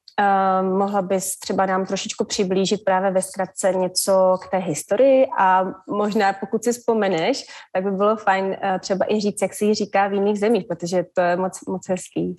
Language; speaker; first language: Czech; native; Czech